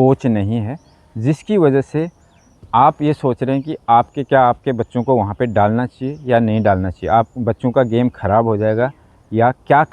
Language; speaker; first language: Hindi; native; Hindi